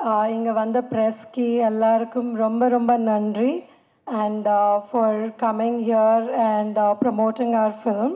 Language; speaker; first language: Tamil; non-native, learner; Telugu